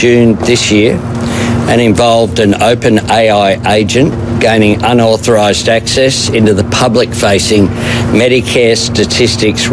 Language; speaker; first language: English; non-native, fluent; Polish